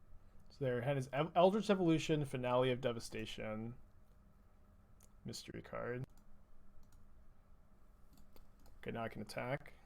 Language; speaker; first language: English; native; English